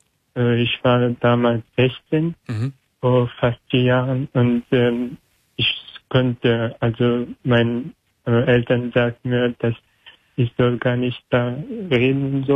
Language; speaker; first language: German; non-native, learner; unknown